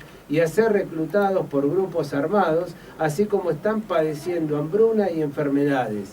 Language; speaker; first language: Spanish; native; Spanish